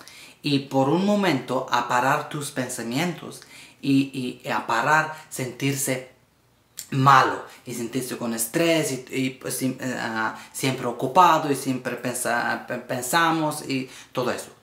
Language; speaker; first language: Spanish; non-native, learner; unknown